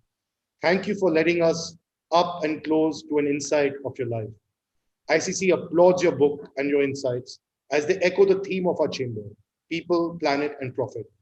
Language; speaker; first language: English; non-native, local second language; Hindi